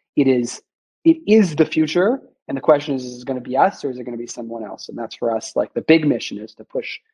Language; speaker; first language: English; native; English